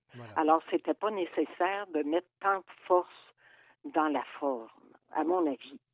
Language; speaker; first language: French; native; French